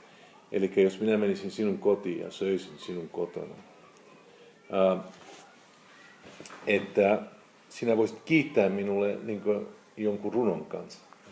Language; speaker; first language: Finnish; non-native, fluent; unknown